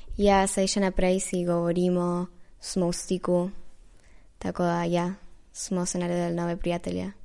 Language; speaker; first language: Slovenian; early bilingual, heritage; Slovenian